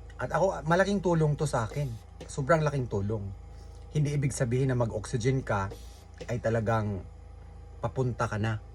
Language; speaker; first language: Filipino; non-native, local second language; Cebuano